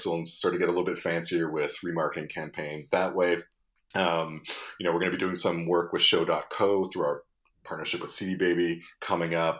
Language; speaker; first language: English; native; English